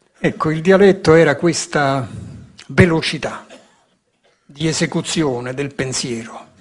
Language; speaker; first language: Italian; native; Italian